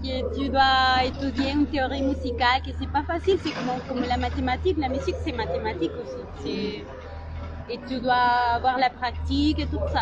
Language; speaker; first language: French; non-native, learner; Spanish